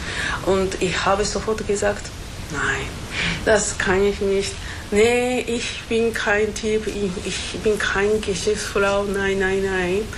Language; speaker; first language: German; non-native, fluent; Japanese